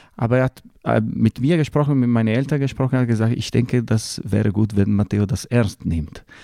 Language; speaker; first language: German; non-native, fluent; Italian